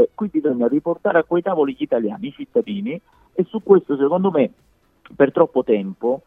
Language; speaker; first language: Italian; native; Italian